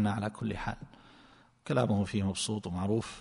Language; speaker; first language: Arabic; native; Arabic